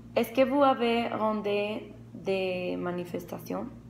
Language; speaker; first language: French; non-native, learner; Spanish